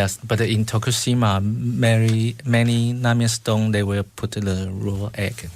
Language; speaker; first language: English; non-native, fluent; Chinese